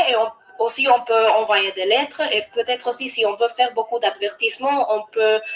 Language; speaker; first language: French; non-native, learner; English